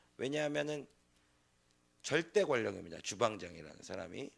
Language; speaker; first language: Korean; native; Korean